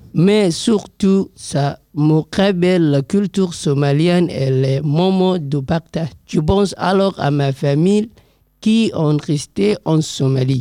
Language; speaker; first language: French; non-native, learner; Somali